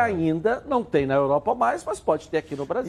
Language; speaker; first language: Portuguese; native; Portuguese